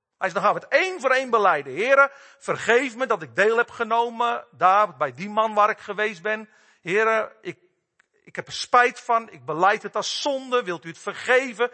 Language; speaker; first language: Dutch; native; Dutch